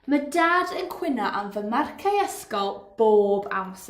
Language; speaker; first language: Welsh; non-native, learner; English